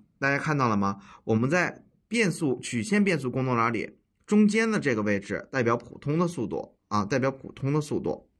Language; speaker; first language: Chinese; native; Chinese